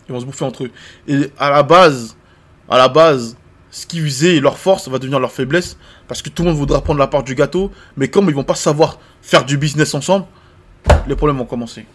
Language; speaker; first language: French; native; French